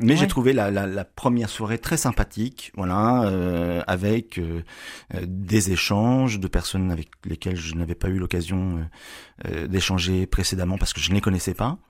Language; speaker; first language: French; native; French